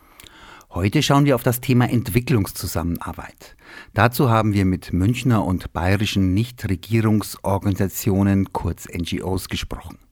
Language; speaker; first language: German; native; German